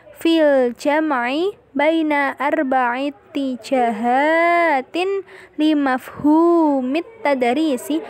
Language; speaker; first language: Arabic; non-native, learner; Indonesian